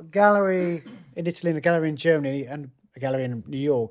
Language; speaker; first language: English; native; English